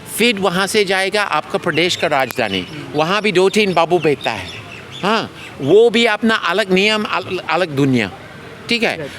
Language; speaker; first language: Hindi; non-native, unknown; English